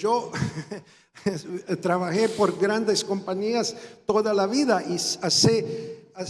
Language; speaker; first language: Spanish; non-native, fluent; Croatian